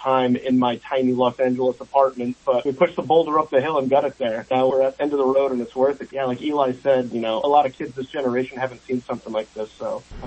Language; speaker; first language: English; native; English